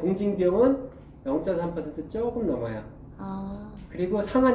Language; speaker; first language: Korean; native; Korean